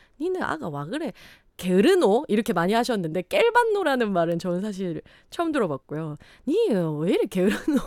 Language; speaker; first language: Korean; native; Korean